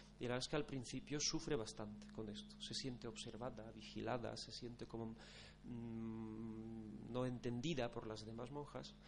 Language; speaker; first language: Spanish; non-native, fluent; Polish